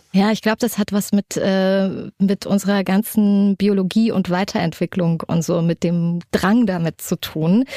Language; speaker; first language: German; native; German